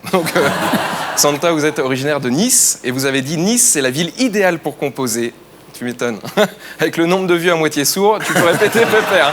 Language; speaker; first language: French; native; French